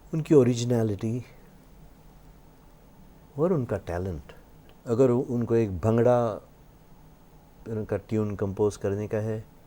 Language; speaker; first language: Hindi; non-native, local second language; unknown